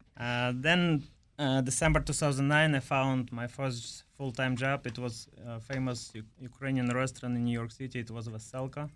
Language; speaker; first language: English; non-native, learner; Ukrainian